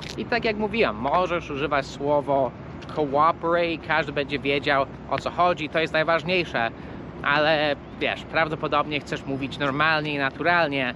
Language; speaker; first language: Polish; non-native, fluent; English